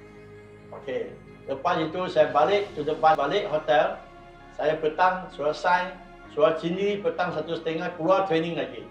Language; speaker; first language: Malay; non-native, local second language; Chinese